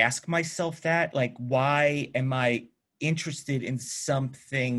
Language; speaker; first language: English; native; English